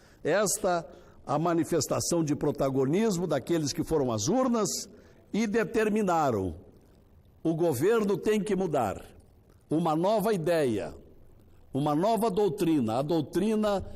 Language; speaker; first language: Portuguese; native; Portuguese